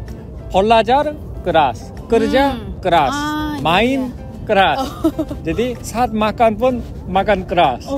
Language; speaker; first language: Indonesian; non-native, fluent; Korean